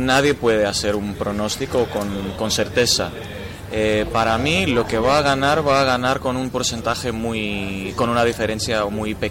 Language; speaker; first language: Spanish; non-native, fluent; Greek